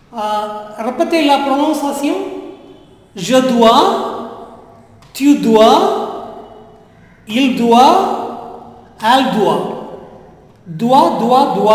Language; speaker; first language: French; non-native, learner; Tamil